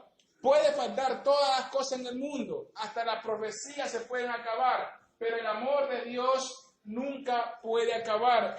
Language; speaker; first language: Spanish; native; Spanish